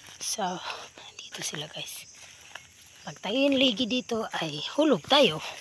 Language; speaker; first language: Filipino; non-native, local second language; Cebuano